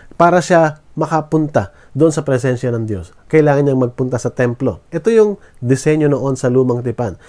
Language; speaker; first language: Filipino; native; Filipino